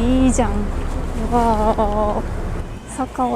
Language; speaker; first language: Japanese; non-native, fluent; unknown